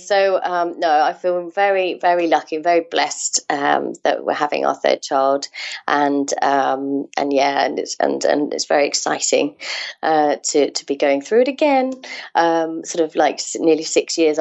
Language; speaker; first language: English; native; English